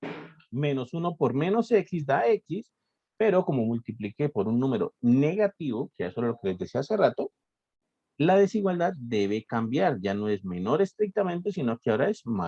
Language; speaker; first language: Spanish; native; Spanish